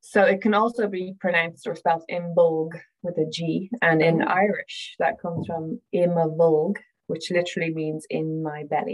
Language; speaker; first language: English; native; English